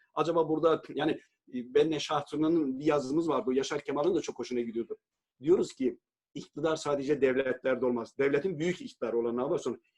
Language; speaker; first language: Turkish; native; Turkish